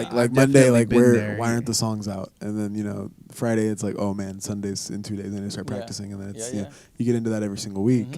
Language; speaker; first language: English; native; English